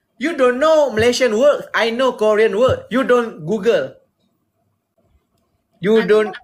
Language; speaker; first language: English; non-native, learner; Malay